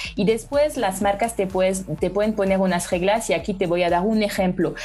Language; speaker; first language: Spanish; non-native, fluent; French